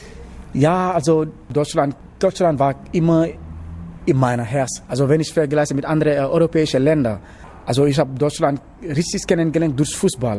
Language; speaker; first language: German; non-native, learner; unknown